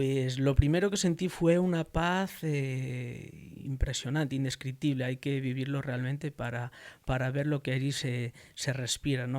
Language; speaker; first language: Spanish; native; Spanish